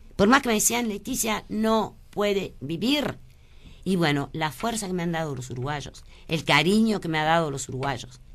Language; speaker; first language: Spanish; early bilingual, other home language; French